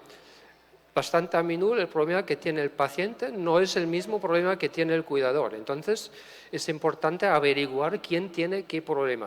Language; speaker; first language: Spanish; non-native, fluent; German